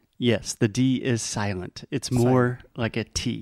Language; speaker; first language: English; non-native, fluent; Portuguese